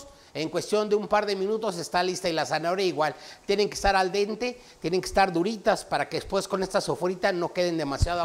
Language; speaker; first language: Spanish; native; Spanish